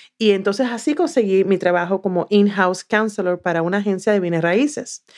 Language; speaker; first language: Spanish; native; Spanish